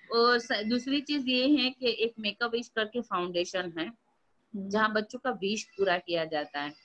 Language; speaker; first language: Hindi; non-native, local second language; Gujarati